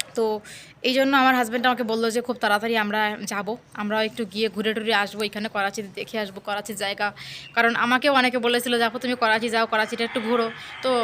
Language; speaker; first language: Bangla; native; Bangla